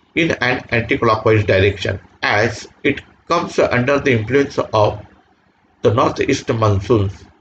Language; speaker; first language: English; non-native, local second language; Marathi